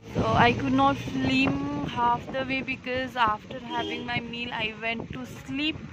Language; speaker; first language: Hindi; non-native, local second language; Nepali